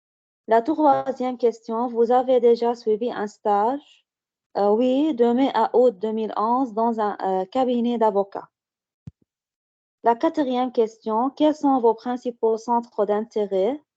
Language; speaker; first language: French; non-native, learner; Arabic